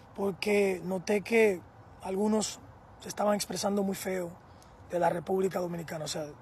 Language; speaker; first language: Spanish; early bilingual, heritage; Spanish